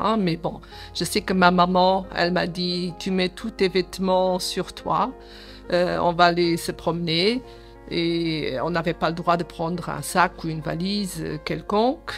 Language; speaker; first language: French; early bilingual, other home language; Portuguese